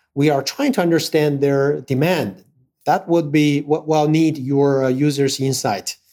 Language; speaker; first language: English; non-native, fluent; Chinese